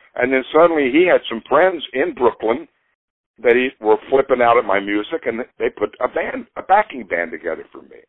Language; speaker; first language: English; native; English